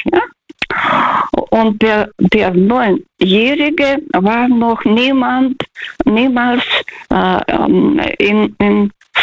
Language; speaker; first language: German; non-native, fluent; Russian